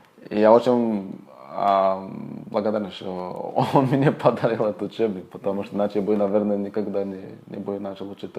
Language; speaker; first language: Russian; non-native, fluent; Portuguese